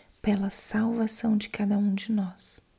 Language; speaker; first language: Portuguese; native; Portuguese